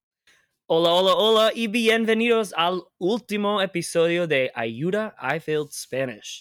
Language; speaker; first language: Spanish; non-native, fluent; English